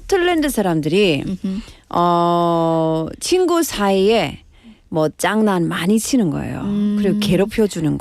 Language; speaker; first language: Korean; non-native, learner; English